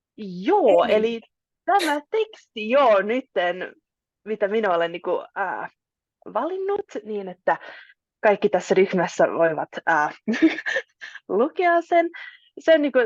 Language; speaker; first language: Finnish; non-native, local second language; Swedish